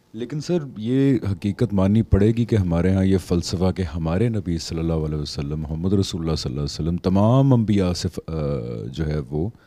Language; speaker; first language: Urdu; native; Urdu